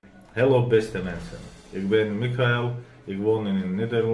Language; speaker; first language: Dutch; non-native, learner; Azerbaijani